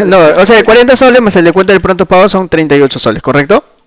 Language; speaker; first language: Spanish; native; Spanish